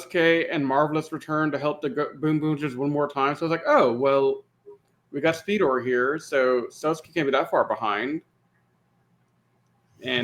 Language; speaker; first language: English; native; English